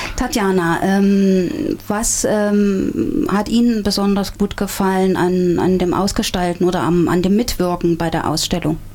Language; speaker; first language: German; native; German